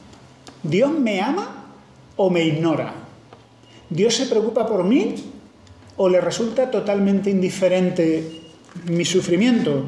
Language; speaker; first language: Spanish; native; Spanish